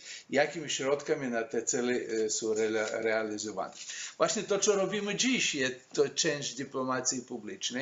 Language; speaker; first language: Polish; non-native, learner; Hebrew